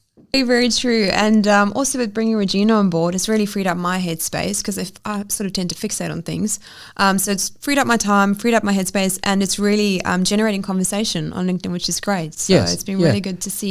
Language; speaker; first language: English; native; English